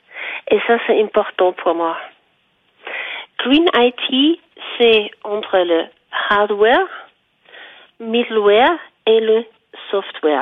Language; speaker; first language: French; non-native, fluent; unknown